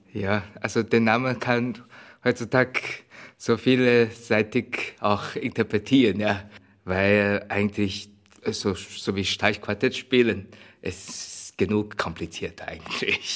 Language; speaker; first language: German; non-native, learner; Chinese